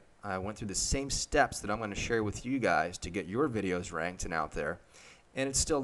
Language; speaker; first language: English; native; English